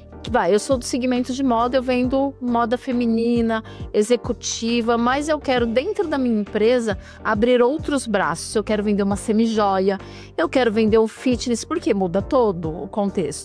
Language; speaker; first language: Portuguese; native; Portuguese